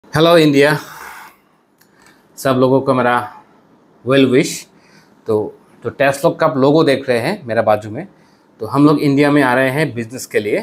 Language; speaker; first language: Hindi; non-native, fluent; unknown